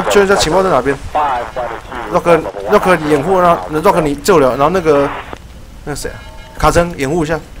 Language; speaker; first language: Chinese; native; Chinese